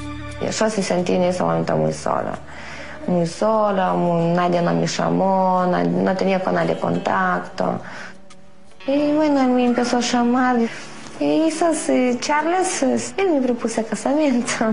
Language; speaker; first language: Spanish; non-native, learner; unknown